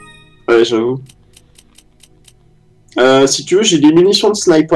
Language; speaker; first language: French; native; French